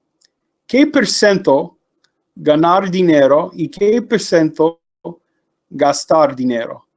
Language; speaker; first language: Spanish; non-native, learner; English